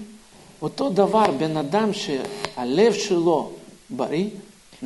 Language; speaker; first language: Hebrew; non-native, fluent; Russian